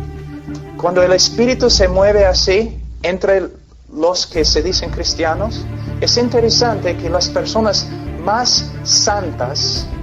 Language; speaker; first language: Spanish; non-native, fluent; English